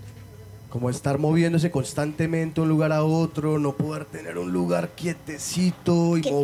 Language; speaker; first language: Spanish; native; Spanish